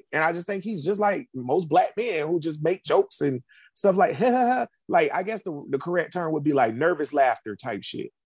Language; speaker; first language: English; native; English